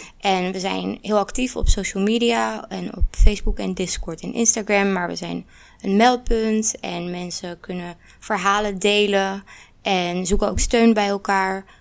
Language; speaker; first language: Dutch; early bilingual, other home language; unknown